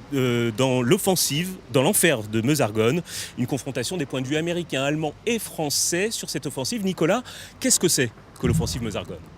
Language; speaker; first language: French; native; French